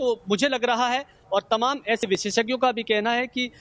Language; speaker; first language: Hindi; native; Hindi